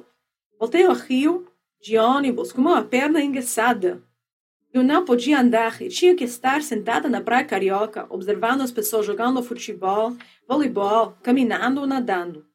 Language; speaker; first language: Portuguese; non-native, fluent; English